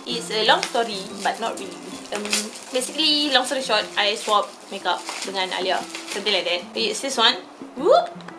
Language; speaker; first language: English; non-native, local second language; Malay